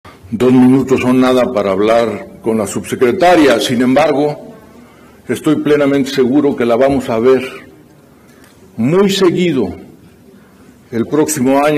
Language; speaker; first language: Spanish; native; Spanish